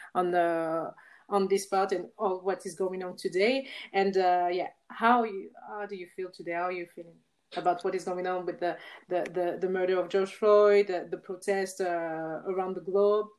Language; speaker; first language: English; non-native, fluent; French